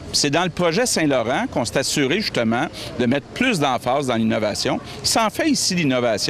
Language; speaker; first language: French; native; French